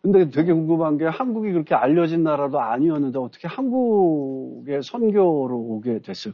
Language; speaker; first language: Korean; native; Korean